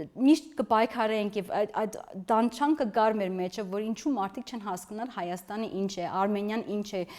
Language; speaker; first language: Armenian; early bilingual, heritage; Armenian